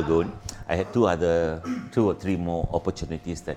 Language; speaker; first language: English; non-native, local second language; Tamil